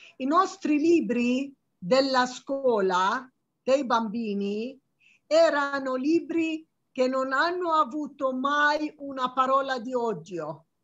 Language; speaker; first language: Italian; non-native, fluent; Arabic